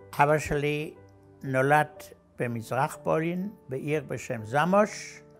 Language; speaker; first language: Hebrew; non-native, fluent; German